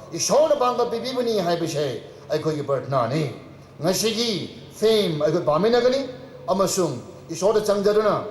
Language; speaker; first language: Manipuri; non-native, local second language; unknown